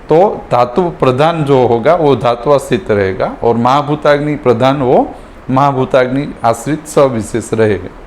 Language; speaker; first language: Hindi; non-native, local second language; Gujarati